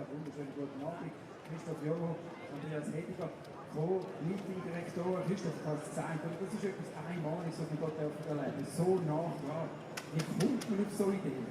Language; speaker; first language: German; native; German